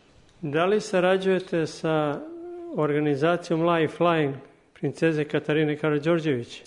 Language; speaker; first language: Serbian; native; Serbian